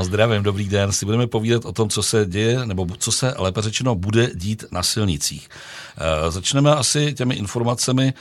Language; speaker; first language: Czech; native; Czech